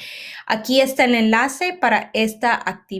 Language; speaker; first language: Spanish; early bilingual, heritage; Spanish